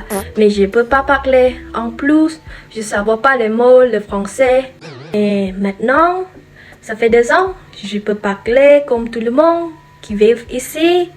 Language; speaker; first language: French; non-native, learner; Khmer